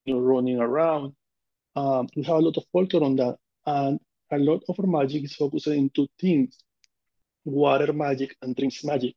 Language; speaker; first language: English; non-native, fluent; Spanish